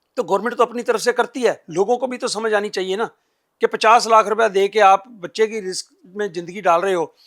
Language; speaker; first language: Hindi; non-native, local second language; Punjabi